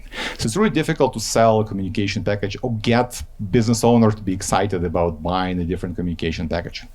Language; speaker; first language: English; non-native, fluent; Ukrainian